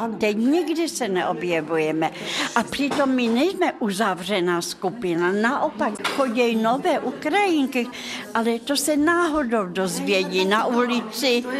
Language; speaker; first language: Czech; non-native, fluent; Russian